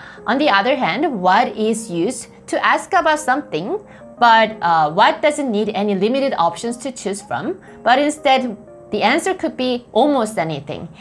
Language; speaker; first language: English; non-native, fluent; Korean